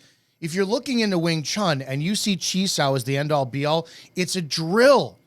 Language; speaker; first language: English; native; English